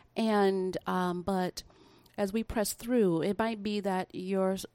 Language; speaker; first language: English; native; English